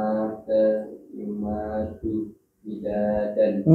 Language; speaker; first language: Arabic; non-native, learner; Indonesian